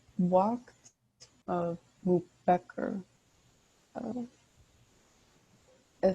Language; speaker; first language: Arabic; non-native, learner; English